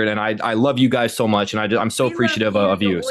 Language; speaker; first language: English; native; English